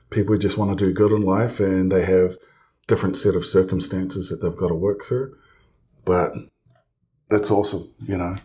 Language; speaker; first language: English; native; English